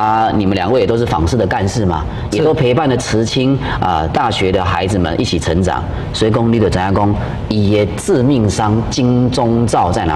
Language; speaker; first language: Chinese; native; Chinese